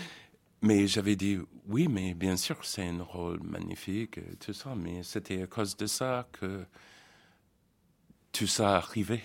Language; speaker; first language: French; non-native, fluent; English